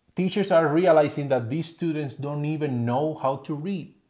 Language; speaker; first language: English; non-native, fluent; Spanish